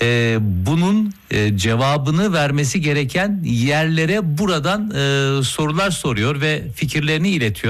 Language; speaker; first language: Turkish; native; Turkish